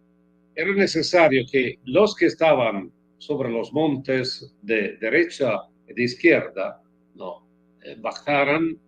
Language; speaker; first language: Spanish; non-native, fluent; Italian